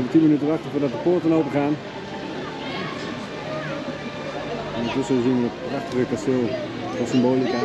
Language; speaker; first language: Dutch; native; Dutch